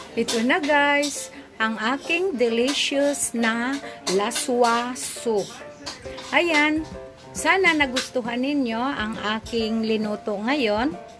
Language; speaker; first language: Filipino; non-native, local second language; Hiligaynon